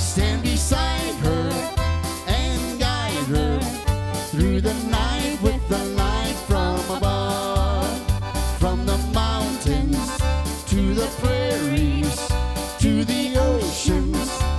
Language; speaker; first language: English; native; English